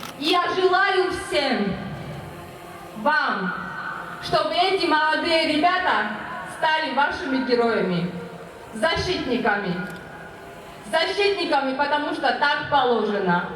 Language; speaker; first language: Russian; non-native, fluent; Georgian